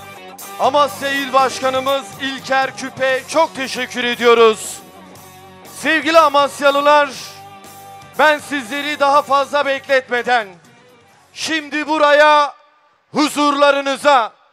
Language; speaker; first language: Turkish; native; Turkish